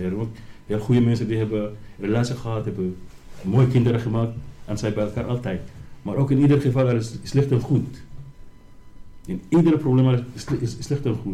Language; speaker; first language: Dutch; non-native, learner; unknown